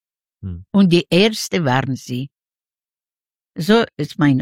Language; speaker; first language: German; non-native, learner; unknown